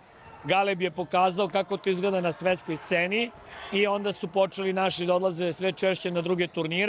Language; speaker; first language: Serbian; native; Serbian